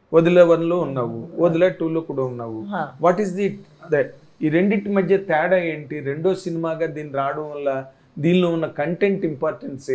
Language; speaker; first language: Telugu; native; Telugu